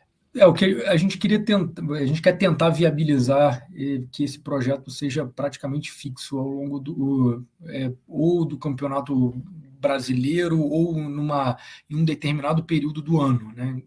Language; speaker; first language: Portuguese; native; Portuguese